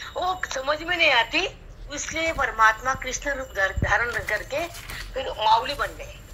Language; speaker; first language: Hindi; non-native, local second language; Marathi